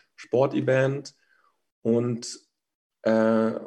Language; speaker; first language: German; native; German